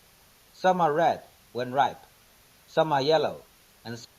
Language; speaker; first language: English; non-native, fluent; Chinese